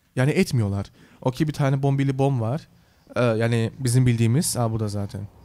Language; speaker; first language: Turkish; early bilingual, heritage; Turkish